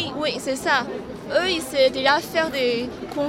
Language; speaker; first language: French; non-native, fluent; Chinese